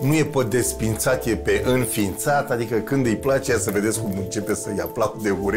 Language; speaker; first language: Romanian; native; Romanian